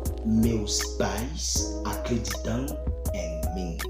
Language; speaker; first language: Portuguese; non-native, fluent; Haitian Creole